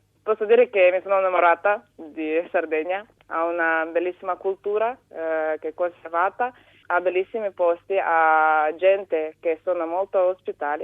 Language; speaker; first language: Italian; non-native, fluent; Romanian